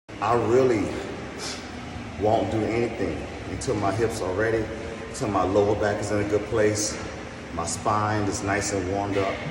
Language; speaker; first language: English; native; English